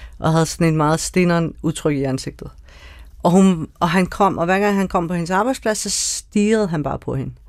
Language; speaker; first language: Danish; early bilingual, other home language; Persian